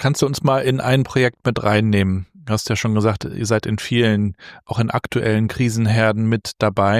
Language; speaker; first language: German; native; German